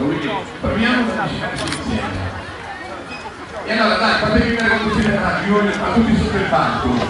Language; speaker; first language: Italian; native; Italian